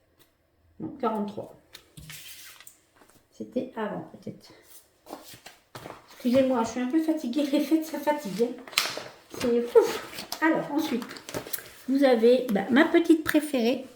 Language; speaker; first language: French; native; French